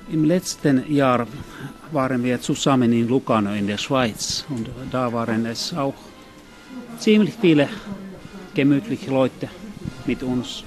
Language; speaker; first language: German; non-native, fluent; Finnish